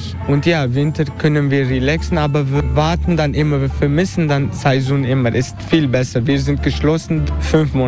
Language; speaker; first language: German; non-native, learner; Turkish